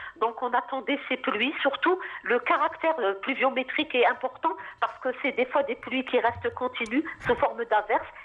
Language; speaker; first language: French; non-native, local second language; Arabic